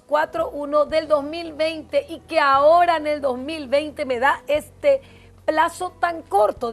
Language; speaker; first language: Spanish; native; Spanish